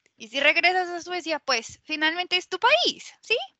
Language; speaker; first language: Spanish; native; Spanish